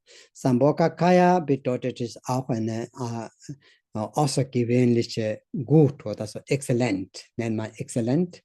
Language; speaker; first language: German; non-native, learner; Tibetan